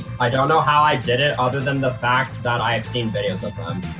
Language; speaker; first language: English; native; English